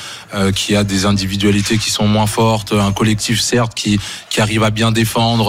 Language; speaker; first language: French; native; French